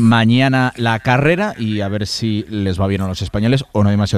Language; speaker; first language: Spanish; native; Spanish